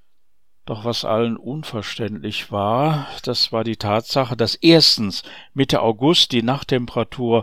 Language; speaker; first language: German; native; German